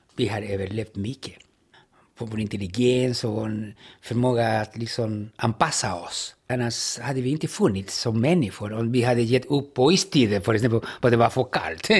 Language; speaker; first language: Swedish; non-native, fluent; Spanish